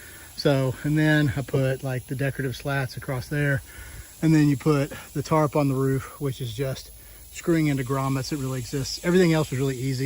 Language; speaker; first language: English; native; English